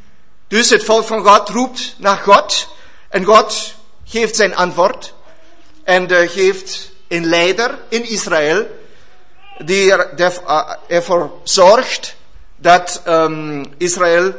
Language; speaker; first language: Dutch; non-native, learner; German